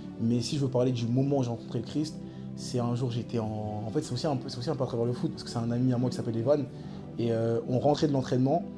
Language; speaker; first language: French; early bilingual, other home language; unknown